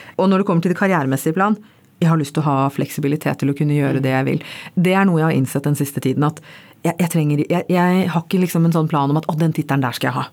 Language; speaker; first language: Norwegian; early bilingual, other home language; Bangla